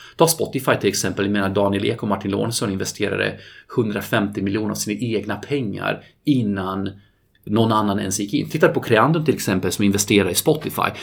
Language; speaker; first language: Swedish; non-native, fluent; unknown